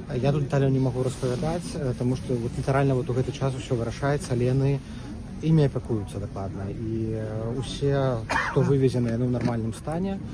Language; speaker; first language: Belarusian; native; Belarusian